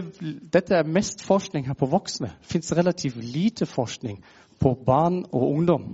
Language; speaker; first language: Norwegian; non-native, fluent; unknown